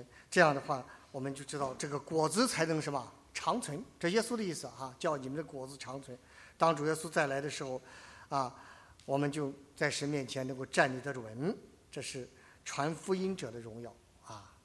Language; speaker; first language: Chinese; native; Chinese